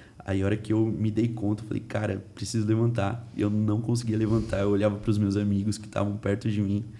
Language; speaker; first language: Portuguese; early bilingual, heritage; Portuguese